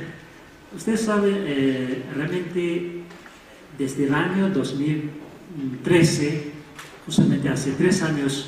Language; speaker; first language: Spanish; non-native, fluent; Chinese